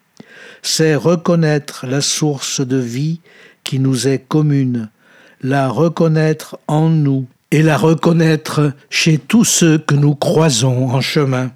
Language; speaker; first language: French; native; French